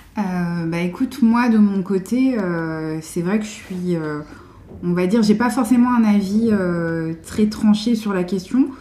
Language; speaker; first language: French; native; French